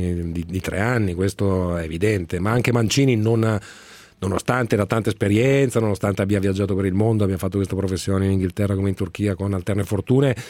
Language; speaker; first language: Italian; native; Italian